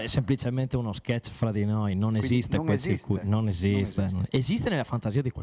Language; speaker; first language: Italian; native; Italian